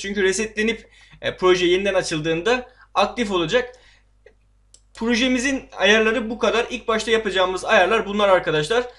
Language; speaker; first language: Turkish; native; Turkish